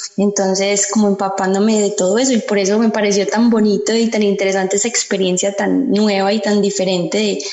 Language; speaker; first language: Spanish; early bilingual, heritage; Spanish